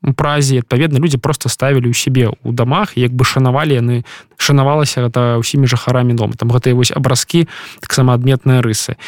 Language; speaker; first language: Belarusian; non-native, local second language; Russian